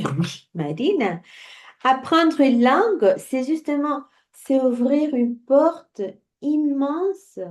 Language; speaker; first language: French; non-native, fluent; Spanish